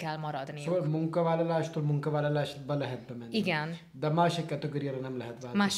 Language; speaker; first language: Hungarian; non-native, learner; Hindi